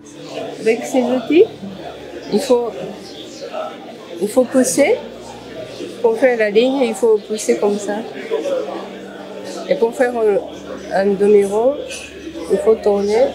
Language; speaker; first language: French; non-native, fluent; Japanese